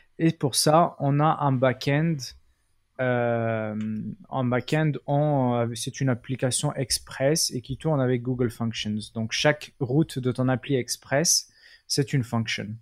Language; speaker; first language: French; non-native, local second language; Arabic